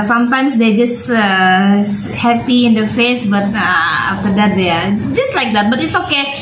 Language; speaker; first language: English; non-native, learner; Indonesian